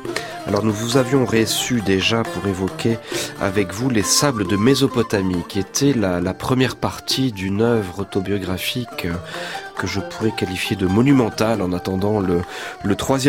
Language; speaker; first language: French; native; French